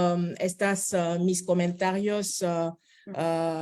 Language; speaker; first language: Spanish; non-native, fluent; French